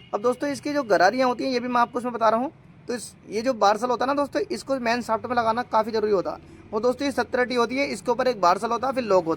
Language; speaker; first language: Hindi; native; Hindi